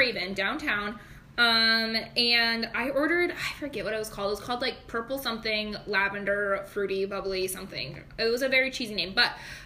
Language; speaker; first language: English; native; English